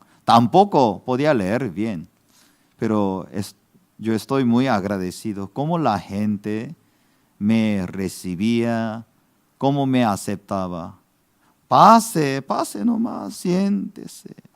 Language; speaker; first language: Spanish; non-native, fluent; Korean